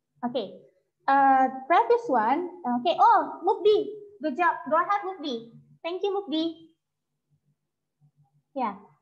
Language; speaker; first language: English; non-native, fluent; Indonesian